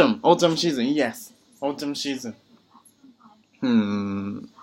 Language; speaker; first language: English; non-native, learner; Japanese